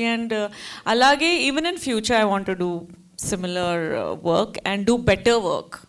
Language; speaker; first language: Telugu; non-native, learner; Hindi